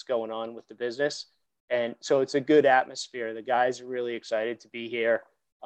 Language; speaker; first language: English; native; English